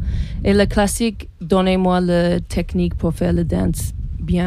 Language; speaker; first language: French; non-native, learner; English